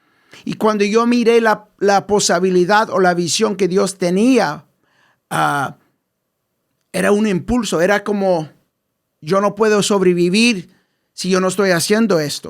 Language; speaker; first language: Spanish; early bilingual, heritage; English